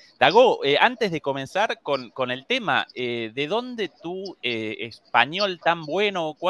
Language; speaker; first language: Spanish; native; Spanish